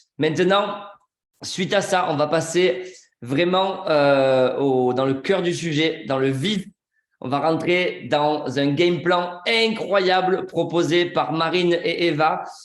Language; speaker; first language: French; native; French